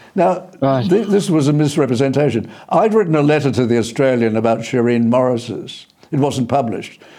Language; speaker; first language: English; early bilingual, other home language; Indonesian